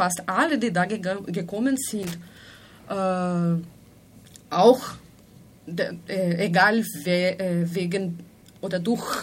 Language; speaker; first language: German; non-native, fluent; Spanish